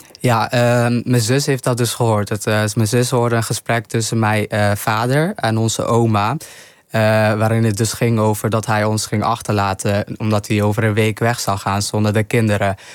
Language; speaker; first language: Dutch; early bilingual, other home language; Somali